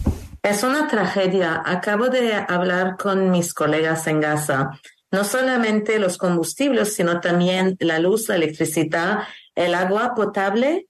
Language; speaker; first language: Spanish; non-native, learner; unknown